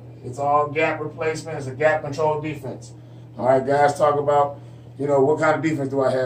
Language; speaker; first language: English; native; English